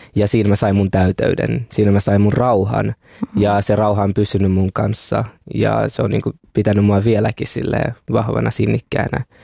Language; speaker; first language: Finnish; early bilingual, other home language; Kinyarwanda